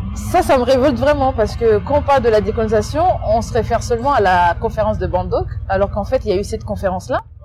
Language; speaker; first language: French; early bilingual, other home language; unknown